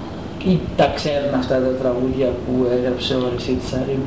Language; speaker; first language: Greek; native; Greek